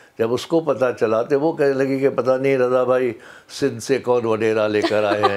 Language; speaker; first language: Urdu; native; Urdu